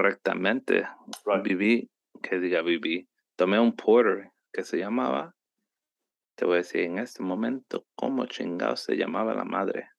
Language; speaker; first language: Spanish; early bilingual, heritage; Spanish